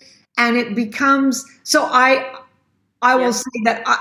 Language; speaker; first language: English; native; English